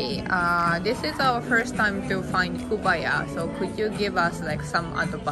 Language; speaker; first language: English; non-native, fluent; Japanese